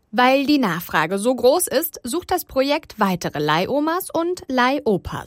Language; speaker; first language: German; native; German